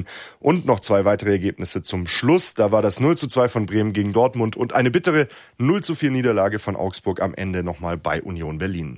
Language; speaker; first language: German; native; German